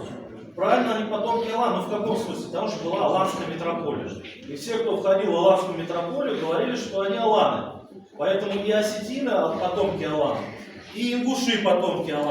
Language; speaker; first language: Russian; native; Russian